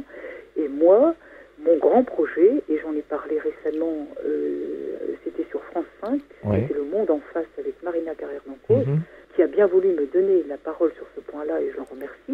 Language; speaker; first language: French; native; French